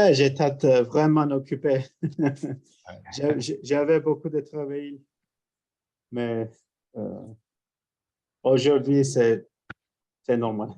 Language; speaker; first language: French; non-native, learner; Turkish